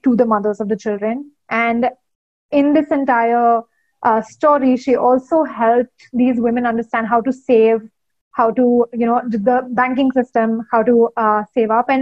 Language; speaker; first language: English; non-native, local second language; Hindi